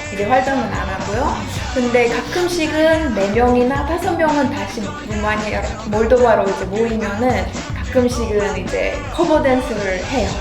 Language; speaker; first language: Korean; non-native, fluent; Romanian